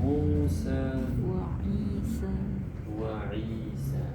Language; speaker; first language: Arabic; non-native, fluent; Malay